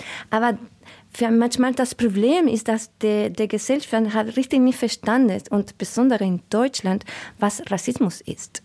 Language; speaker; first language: German; non-native, learner; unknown